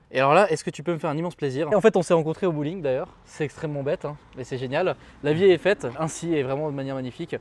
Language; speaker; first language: French; early bilingual, other home language; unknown